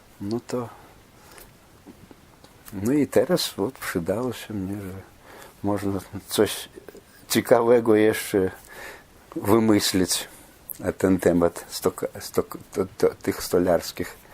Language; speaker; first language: Polish; non-native, fluent; Belarusian